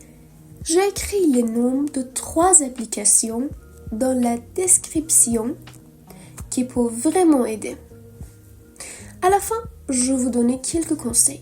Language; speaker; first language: French; non-native, fluent; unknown